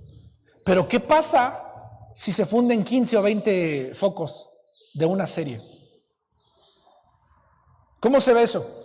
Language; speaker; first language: Spanish; native; Spanish